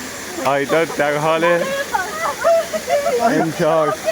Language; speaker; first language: Persian; native; Persian